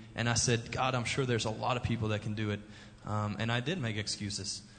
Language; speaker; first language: English; early bilingual, other home language; German